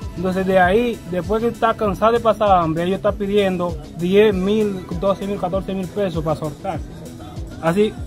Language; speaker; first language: Spanish; non-native, learner; Haitian Creole